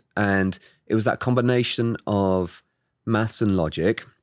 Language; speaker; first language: English; native; English